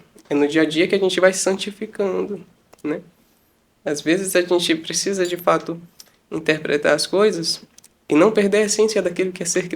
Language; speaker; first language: Portuguese; native; Portuguese